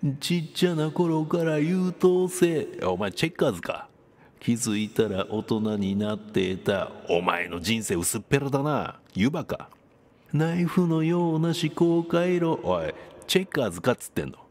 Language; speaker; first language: Japanese; native; Japanese